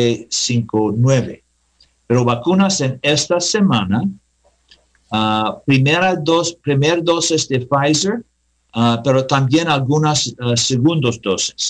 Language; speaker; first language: Spanish; non-native, learner; English